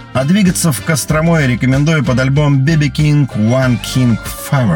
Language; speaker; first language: Russian; native; Russian